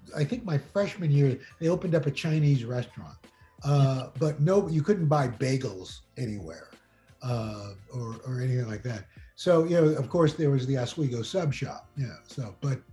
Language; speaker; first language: English; native; English